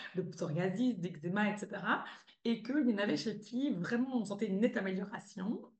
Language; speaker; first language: French; native; French